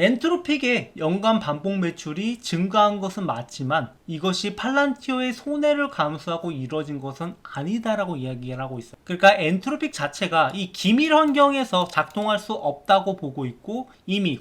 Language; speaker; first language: Korean; native; Korean